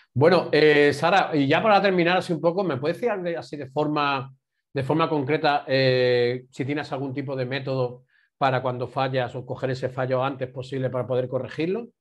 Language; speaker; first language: Spanish; native; Spanish